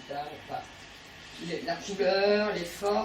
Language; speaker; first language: French; native; French